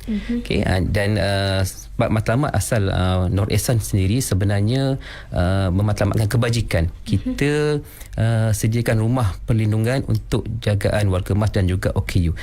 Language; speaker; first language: Malay; native; Malay